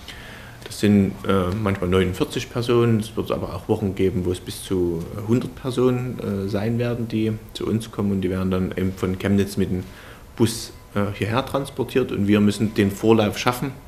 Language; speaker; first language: German; native; German